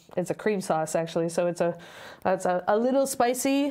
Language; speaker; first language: English; native; English